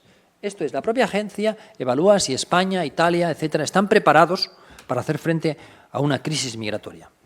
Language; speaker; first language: Spanish; native; Spanish